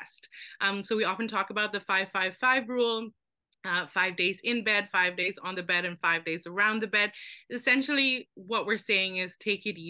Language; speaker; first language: English; native; English